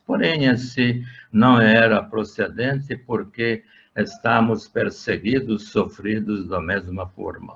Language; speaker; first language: Portuguese; non-native, fluent; Hungarian